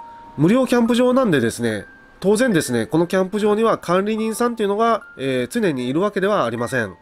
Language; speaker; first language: Japanese; native; Japanese